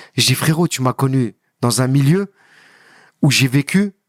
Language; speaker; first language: French; native; French